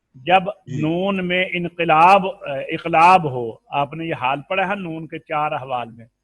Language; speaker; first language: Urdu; non-native, local second language; Punjabi